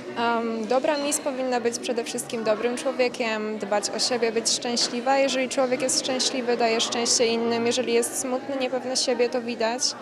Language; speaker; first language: Polish; native; Polish